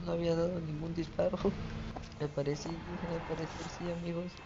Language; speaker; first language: Spanish; native; Spanish